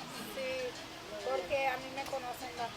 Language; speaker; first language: Spanish; native; Spanish